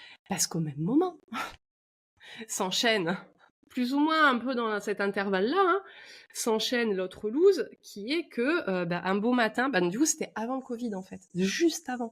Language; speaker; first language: French; native; French